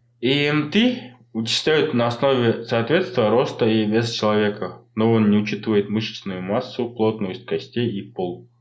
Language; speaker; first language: Russian; non-native, local second language; Kazakh